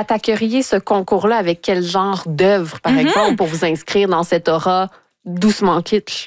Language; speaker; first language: French; native; French